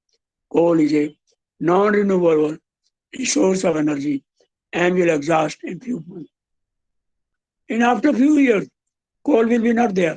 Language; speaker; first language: English; non-native, local second language; Hindi